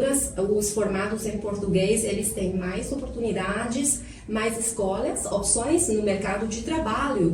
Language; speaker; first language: Portuguese; non-native, fluent; Chinese